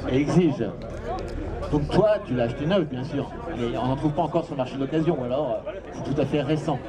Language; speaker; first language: French; native; French